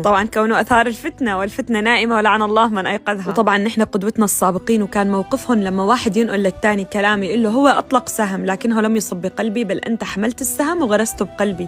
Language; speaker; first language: Arabic; native; Arabic